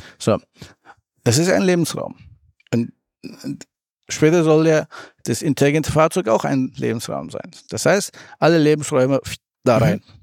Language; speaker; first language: German; early bilingual, other home language; Turkish